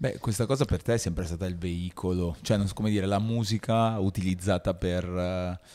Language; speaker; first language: Italian; native; Italian